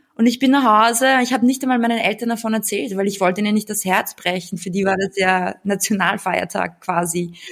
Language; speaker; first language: German; early bilingual, other home language; Bulgarian